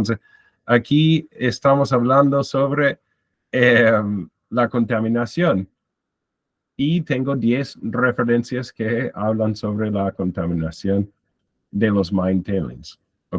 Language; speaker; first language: Spanish; non-native, fluent; English